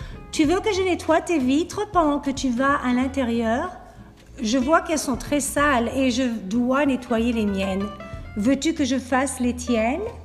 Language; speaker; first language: French; native; French